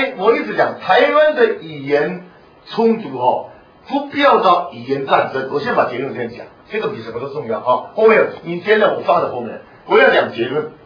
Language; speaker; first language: Chinese; non-native, local second language; Hakka Chinese